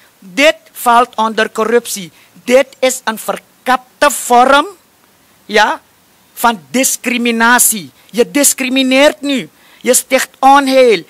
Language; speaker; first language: Dutch; native; Dutch